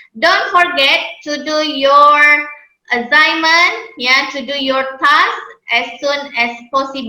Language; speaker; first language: English; non-native, fluent; Indonesian